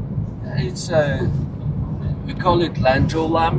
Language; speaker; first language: English; non-native, fluent; Chinese